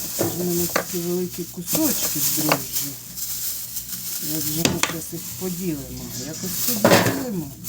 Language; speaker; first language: Ukrainian; non-native, local second language; Russian